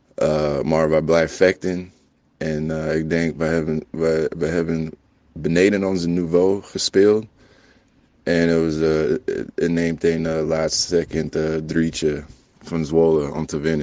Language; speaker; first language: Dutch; non-native, learner; English